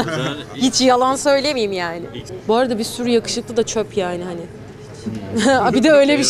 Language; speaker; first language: Turkish; native; Turkish